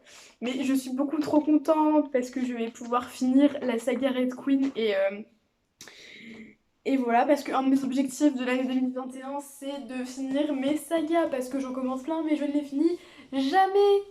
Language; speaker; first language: French; native; French